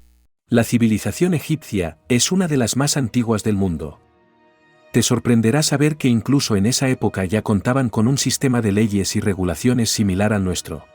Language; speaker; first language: Spanish; native; Spanish